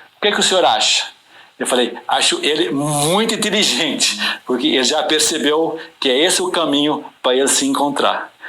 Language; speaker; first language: Portuguese; native; Portuguese